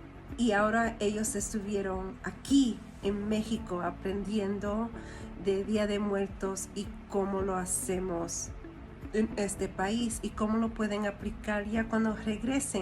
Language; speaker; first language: Spanish; early bilingual, heritage; Spanish